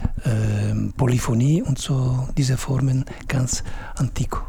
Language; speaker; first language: German; non-native, fluent; Italian